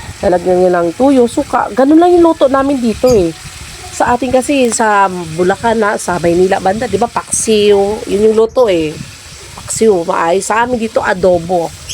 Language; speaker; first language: Filipino; non-native, local second language; Cebuano